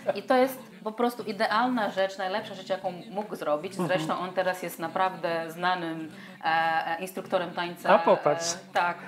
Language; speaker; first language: Polish; non-native, fluent; Portuguese